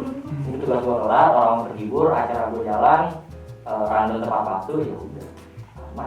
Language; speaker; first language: Indonesian; native; Indonesian